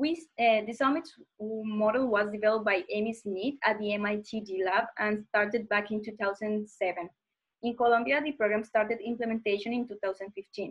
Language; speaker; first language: English; non-native, fluent; Spanish